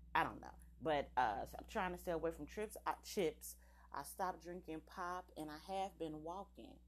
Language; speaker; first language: English; native; English